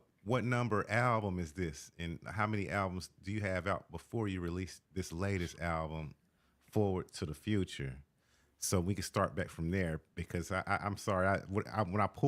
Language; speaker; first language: English; native; English